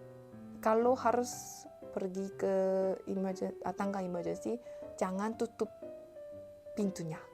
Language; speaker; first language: Indonesian; non-native, learner; Korean